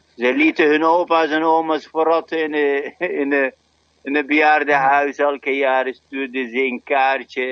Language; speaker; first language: Dutch; non-native, fluent; Arabic